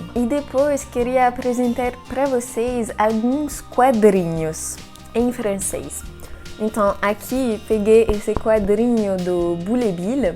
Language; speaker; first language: Portuguese; non-native, fluent; French